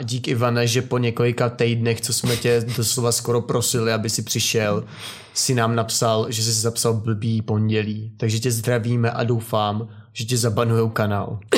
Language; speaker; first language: Czech; native; Czech